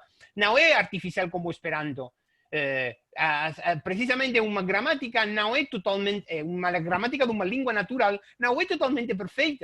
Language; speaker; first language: Portuguese; non-native, fluent; Spanish